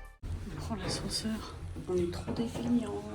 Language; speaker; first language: French; native; French